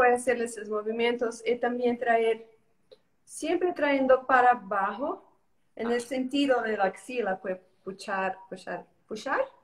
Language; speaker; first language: Spanish; non-native, learner; Portuguese